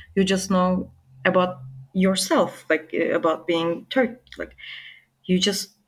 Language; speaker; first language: English; non-native, fluent; Turkish